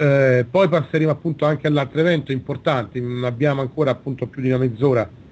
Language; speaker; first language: Italian; native; Italian